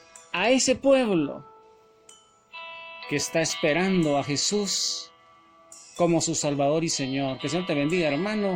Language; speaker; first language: Spanish; native; Spanish